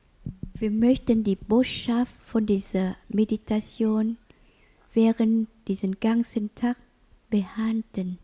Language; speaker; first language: German; non-native, learner; Vietnamese